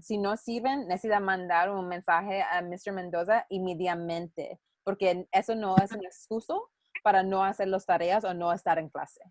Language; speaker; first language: Spanish; non-native, learner; English